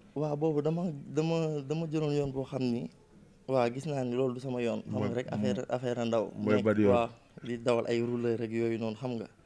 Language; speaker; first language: Wolof; native; Wolof